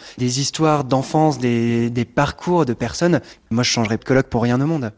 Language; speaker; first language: French; native; French